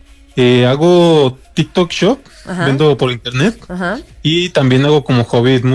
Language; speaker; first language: Spanish; native; Spanish